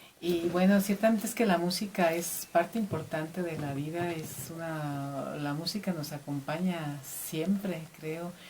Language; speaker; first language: Spanish; native; Spanish